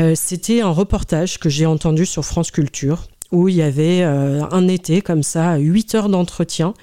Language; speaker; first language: French; native; French